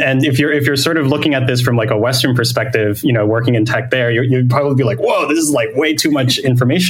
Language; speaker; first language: English; non-native, fluent; Thai